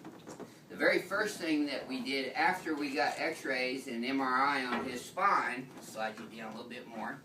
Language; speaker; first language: English; native; English